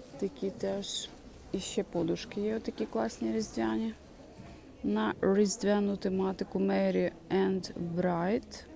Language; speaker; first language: Ukrainian; native; Ukrainian